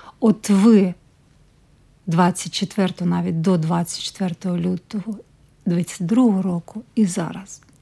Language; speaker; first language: Ukrainian; native; Ukrainian